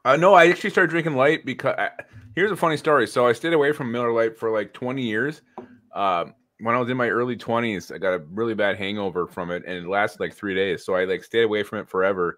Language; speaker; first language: English; native; English